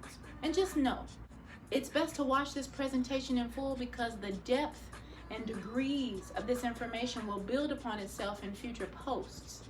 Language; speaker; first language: English; native; English